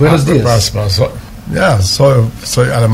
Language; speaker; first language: Portuguese; non-native, learner; German